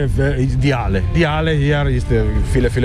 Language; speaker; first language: German; non-native, learner; Italian